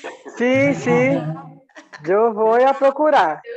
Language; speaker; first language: Spanish; non-native, learner; Portuguese